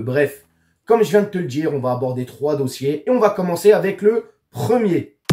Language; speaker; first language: French; native; French